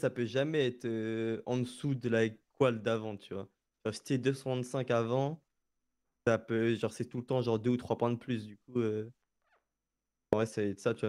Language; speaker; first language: French; native; French